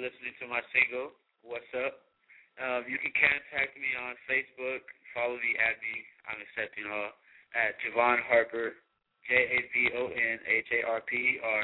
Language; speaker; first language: English; native; English